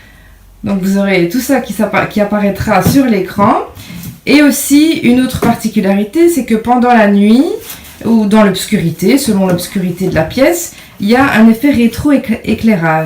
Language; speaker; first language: French; native; French